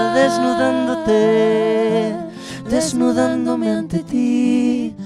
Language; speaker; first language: Spanish; native; Spanish